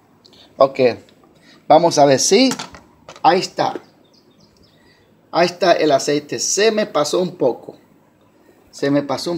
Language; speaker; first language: Spanish; early bilingual, heritage; Spanish